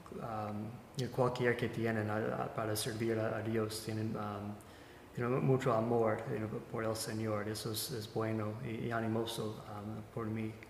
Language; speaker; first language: Spanish; non-native, fluent; English